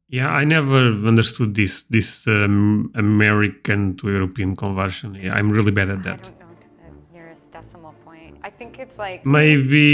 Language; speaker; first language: English; non-native, fluent; Portuguese